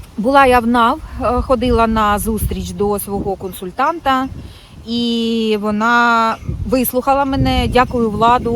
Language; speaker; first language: Ukrainian; non-native, local second language; Russian